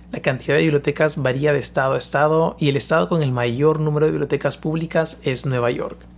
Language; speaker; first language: Spanish; native; Spanish